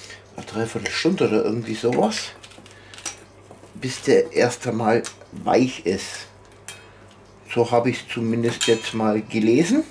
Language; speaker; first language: German; native; German